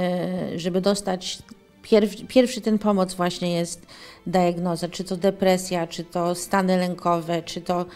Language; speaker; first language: Polish; early bilingual, heritage; English